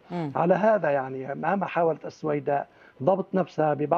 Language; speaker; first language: Arabic; native; Arabic